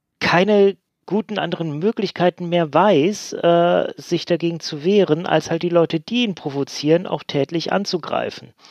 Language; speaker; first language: German; native; German